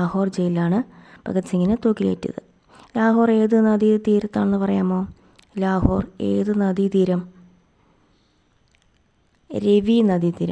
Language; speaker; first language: Malayalam; native; Malayalam